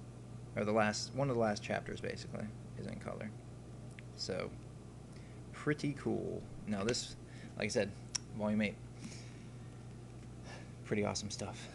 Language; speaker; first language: English; native; English